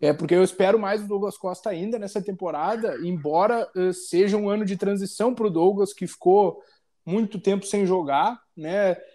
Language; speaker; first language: Portuguese; native; Portuguese